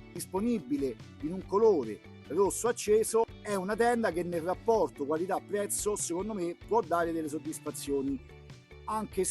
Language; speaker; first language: Italian; native; Italian